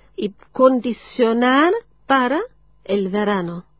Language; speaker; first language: Spanish; non-native, fluent; German